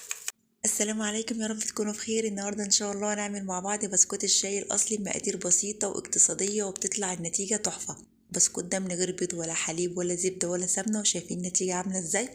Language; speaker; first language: Arabic; native; Arabic